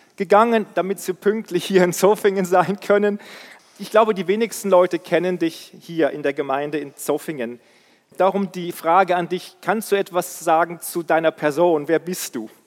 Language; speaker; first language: German; native; German